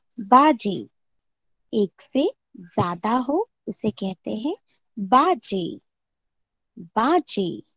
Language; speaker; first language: Hindi; non-native, local second language; Marathi